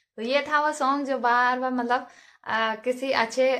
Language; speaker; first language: Hindi; native; Hindi